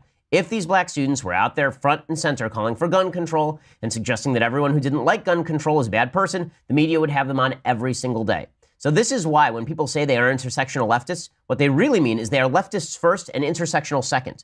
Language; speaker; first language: English; native; English